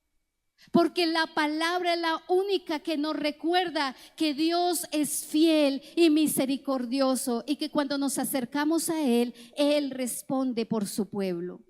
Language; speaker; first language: Spanish; native; Spanish